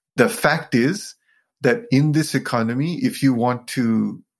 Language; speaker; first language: English; non-native, local second language; Sinhala